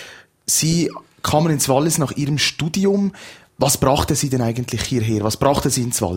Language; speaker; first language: German; native; German